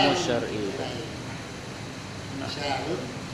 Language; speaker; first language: Arabic; non-native, fluent; Indonesian